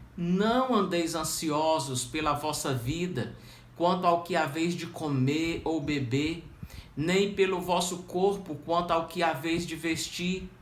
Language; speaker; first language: Portuguese; native; Portuguese